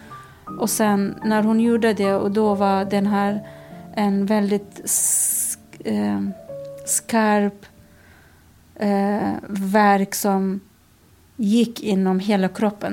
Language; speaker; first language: Swedish; non-native, fluent; Kurdish